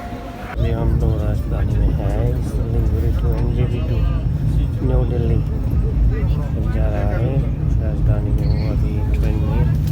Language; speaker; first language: Hindi; non-native, local second language; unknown